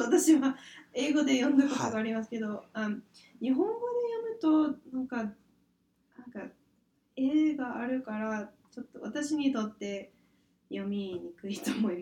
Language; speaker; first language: Japanese; non-native, fluent; English